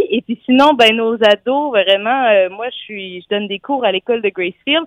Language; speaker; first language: French; native; French